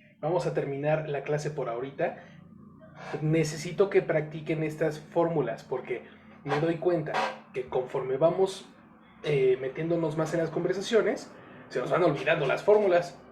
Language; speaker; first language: Spanish; native; Spanish